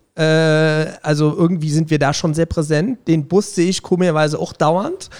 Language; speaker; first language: German; native; German